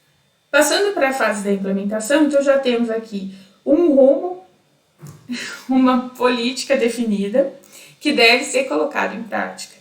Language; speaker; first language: Portuguese; native; Portuguese